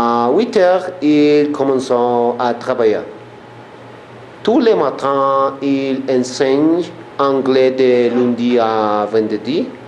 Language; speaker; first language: French; non-native, learner; Spanish